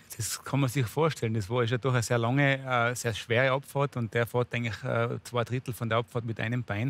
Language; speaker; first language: German; native; German